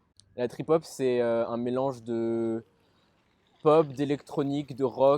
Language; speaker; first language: French; native; French